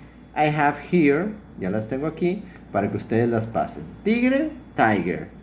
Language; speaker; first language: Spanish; native; Spanish